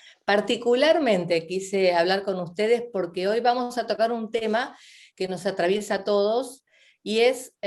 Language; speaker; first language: Spanish; native; Spanish